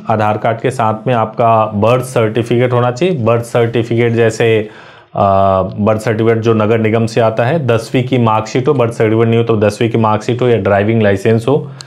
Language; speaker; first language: Hindi; native; Hindi